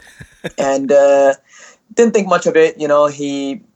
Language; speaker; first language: English; early bilingual, other home language; Indonesian